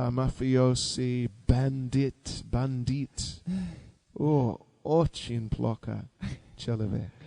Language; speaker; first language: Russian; non-native, learner; English